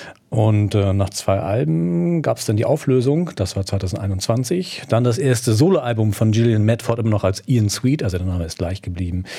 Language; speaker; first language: German; native; German